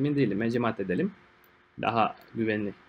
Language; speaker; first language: Turkish; non-native, fluent; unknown